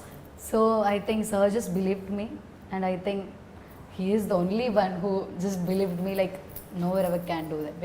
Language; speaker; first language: Telugu; non-native, learner; Malayalam